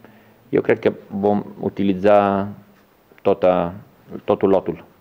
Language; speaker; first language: Romanian; non-native, learner; Italian